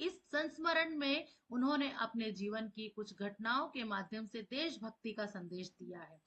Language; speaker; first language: Hindi; native; Hindi